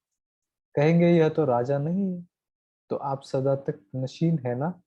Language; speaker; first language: Hindi; native; Hindi